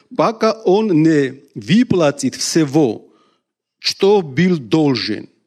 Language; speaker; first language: Russian; non-native, local second language; Georgian